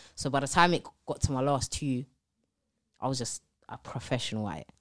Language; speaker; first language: English; native; English